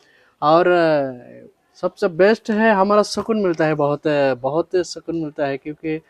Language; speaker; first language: Hindi; non-native, local second language; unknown